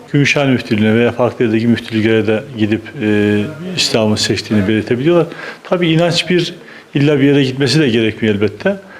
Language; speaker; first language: Turkish; native; Turkish